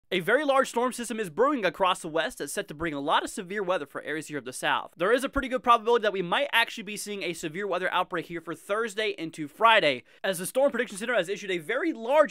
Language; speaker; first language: English; native; English